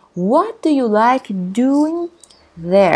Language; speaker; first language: English; non-native, fluent; Portuguese